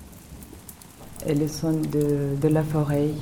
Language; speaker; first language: French; non-native, learner; Ukrainian